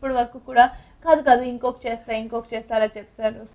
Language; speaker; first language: Telugu; non-native, learner; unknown